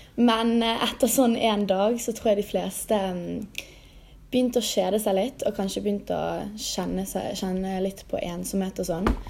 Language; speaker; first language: Norwegian; native; Norwegian